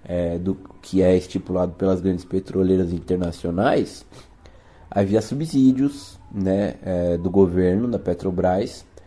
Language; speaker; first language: Portuguese; native; Portuguese